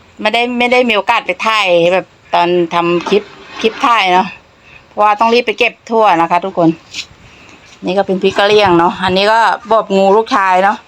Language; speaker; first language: Thai; non-native, local second language; Northeastern Thai